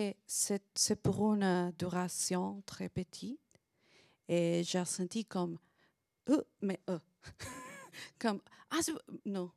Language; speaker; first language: French; non-native, learner; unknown